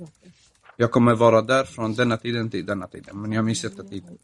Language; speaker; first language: Swedish; non-native, fluent; Arabic